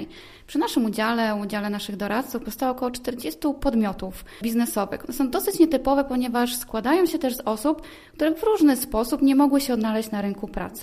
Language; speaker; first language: Polish; native; Polish